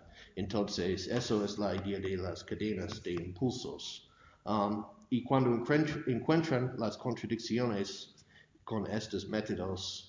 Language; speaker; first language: Spanish; non-native, fluent; English